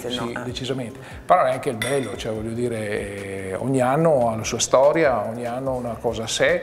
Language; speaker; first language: Italian; native; Italian